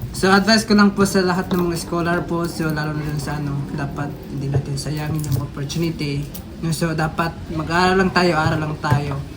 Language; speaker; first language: Filipino; non-native, local second language; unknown